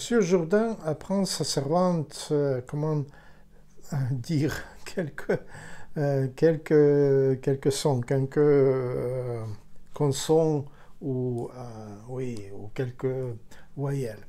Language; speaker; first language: French; non-native, learner; Ukrainian